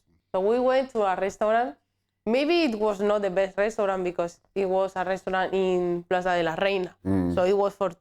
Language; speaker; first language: English; non-native, learner; Spanish